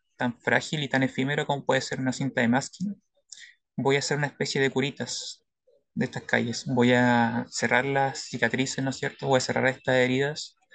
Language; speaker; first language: Spanish; native; Spanish